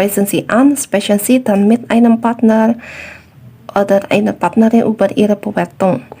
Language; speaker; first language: German; non-native, fluent; Indonesian